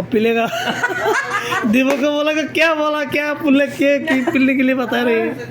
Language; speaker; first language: Hindi; non-native, learner; Bangla